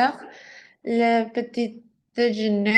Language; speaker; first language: French; non-native, learner; English